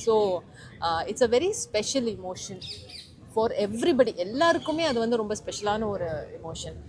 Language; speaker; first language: Tamil; native; Tamil